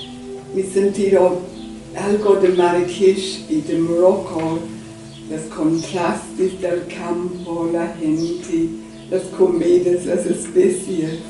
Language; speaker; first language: Spanish; non-native, learner; English